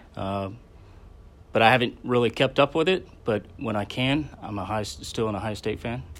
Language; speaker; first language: English; native; English